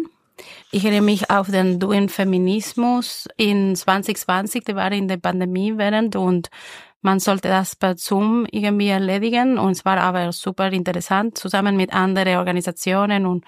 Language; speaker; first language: German; non-native, fluent; Spanish